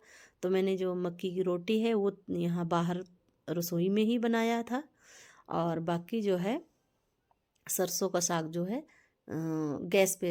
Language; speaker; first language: Hindi; native; Hindi